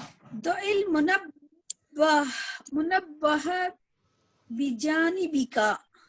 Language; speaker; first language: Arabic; non-native, learner; Urdu